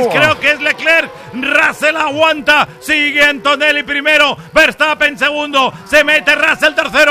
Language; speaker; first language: Spanish; native; Spanish